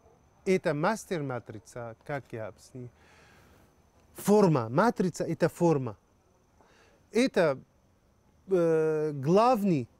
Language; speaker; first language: Russian; non-native, learner; Arabic